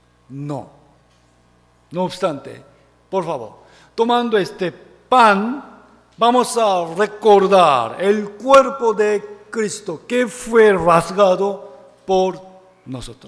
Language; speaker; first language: Spanish; non-native, fluent; Korean